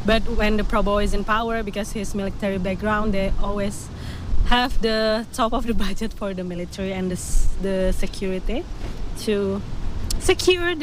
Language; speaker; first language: English; non-native, fluent; Indonesian